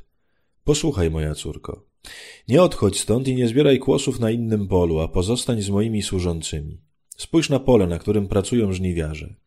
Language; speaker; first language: Polish; native; Polish